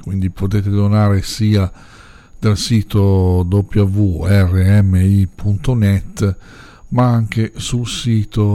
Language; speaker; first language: Italian; native; Italian